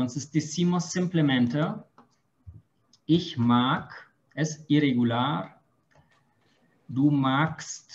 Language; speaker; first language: Spanish; non-native, fluent; German